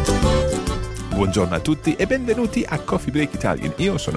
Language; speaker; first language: Italian; non-native, fluent; English